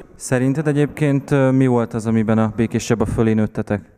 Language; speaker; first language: Hungarian; native; Hungarian